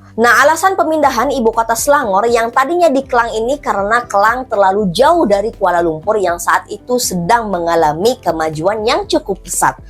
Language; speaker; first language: Indonesian; native; Indonesian